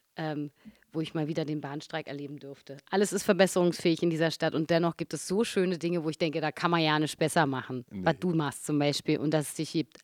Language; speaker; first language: German; native; German